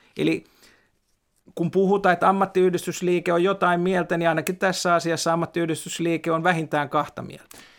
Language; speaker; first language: Finnish; native; Finnish